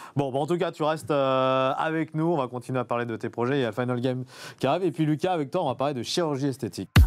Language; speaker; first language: French; native; French